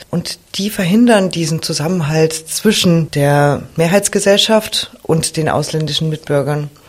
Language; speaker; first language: German; native; German